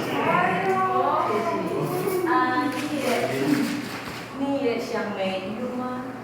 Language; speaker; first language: Chinese; non-native, learner; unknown